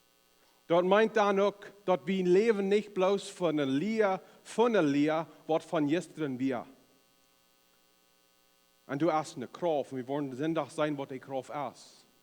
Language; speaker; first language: German; non-native, learner; Plautdietsch